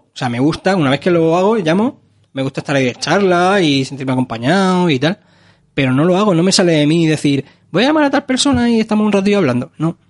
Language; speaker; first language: Spanish; native; Spanish